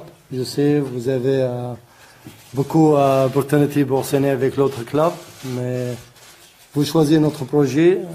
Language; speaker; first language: French; non-native, learner; Arabic